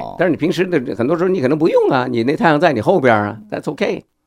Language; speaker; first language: Chinese; native; Chinese